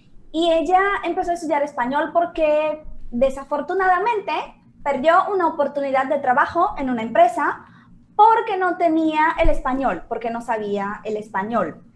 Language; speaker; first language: Spanish; non-native, fluent; Portuguese